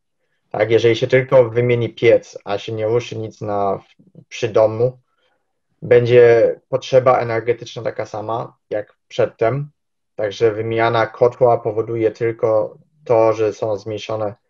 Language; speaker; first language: Polish; early bilingual, heritage; Polish